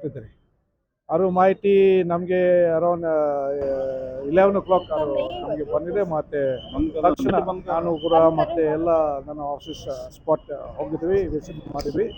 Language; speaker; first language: Kannada; non-native, fluent; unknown